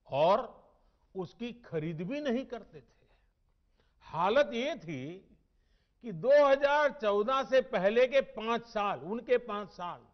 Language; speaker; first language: Hindi; non-native, local second language; Gujarati